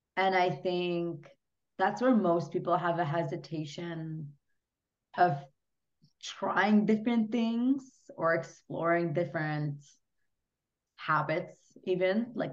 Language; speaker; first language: English; non-native, fluent; Hungarian